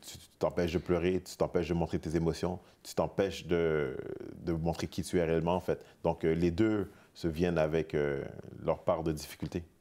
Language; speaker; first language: French; native; French